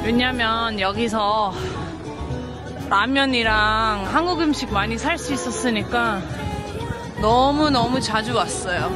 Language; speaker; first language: Korean; non-native, fluent; French